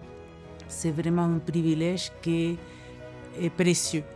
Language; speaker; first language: French; non-native, fluent; Spanish